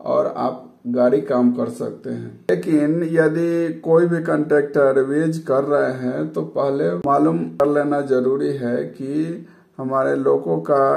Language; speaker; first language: Hindi; native; Hindi